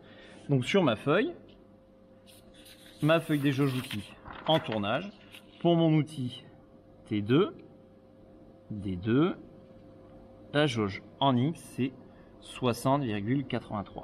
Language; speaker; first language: French; native; French